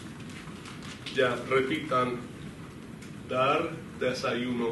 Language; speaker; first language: Spanish; non-native, fluent; English